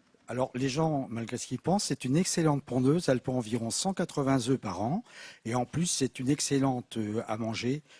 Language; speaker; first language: French; native; French